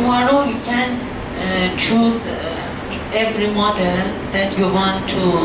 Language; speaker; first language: English; non-native, learner; Persian